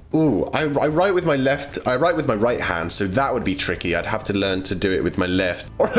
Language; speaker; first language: English; native; English